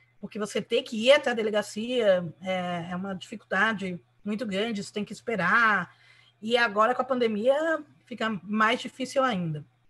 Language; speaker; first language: Portuguese; early bilingual, other home language; Spanish